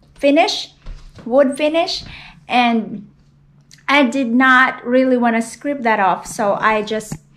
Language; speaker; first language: English; non-native, local second language; Cebuano